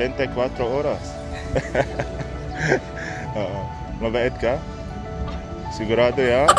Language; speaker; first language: Filipino; non-native, learner; Arabic